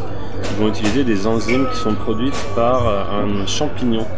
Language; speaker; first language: French; native; French